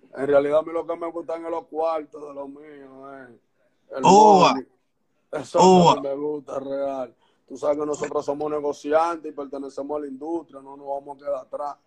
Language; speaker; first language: Spanish; native; Spanish